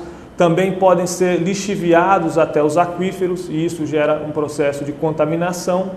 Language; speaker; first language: Portuguese; native; Portuguese